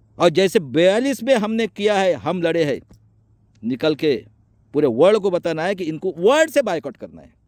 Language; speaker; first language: Hindi; non-native, local second language; Marathi